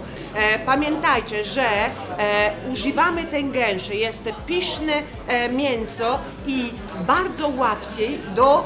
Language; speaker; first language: Polish; non-native, fluent; Italian